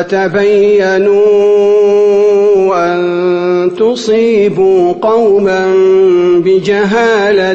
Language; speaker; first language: Arabic; native; Arabic